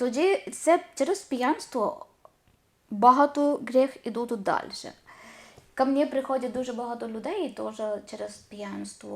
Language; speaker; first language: Ukrainian; non-native, learner; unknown